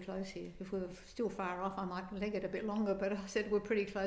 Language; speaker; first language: English; native; English